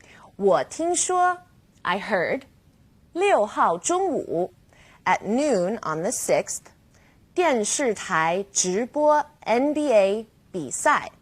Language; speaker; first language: Chinese; non-native, fluent; English